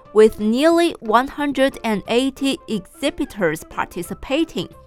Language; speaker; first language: English; non-native, fluent; Chinese